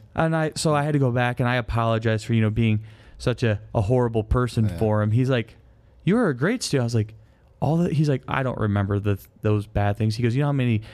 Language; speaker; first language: English; native; English